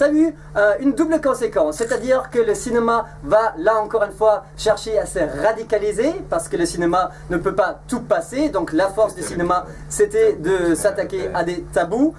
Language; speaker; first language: French; native; French